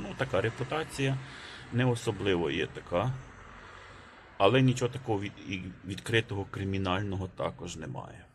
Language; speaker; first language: Ukrainian; native; Ukrainian